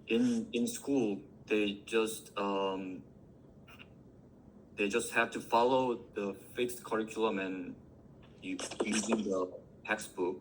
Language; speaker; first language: English; non-native, learner; Korean